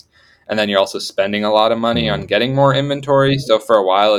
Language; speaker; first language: English; native; English